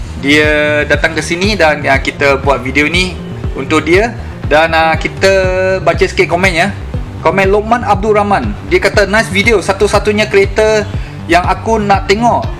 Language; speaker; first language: Malay; non-native, local second language; Min Nan Chinese